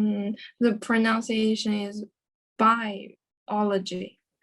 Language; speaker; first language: English; non-native, learner; Chinese